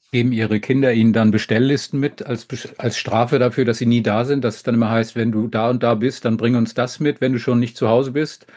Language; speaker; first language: German; native; German